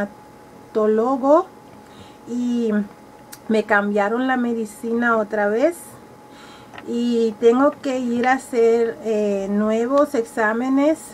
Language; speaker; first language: Spanish; early bilingual, heritage; Spanish